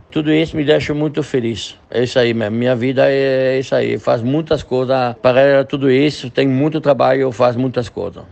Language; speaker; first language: Portuguese; non-native, fluent; French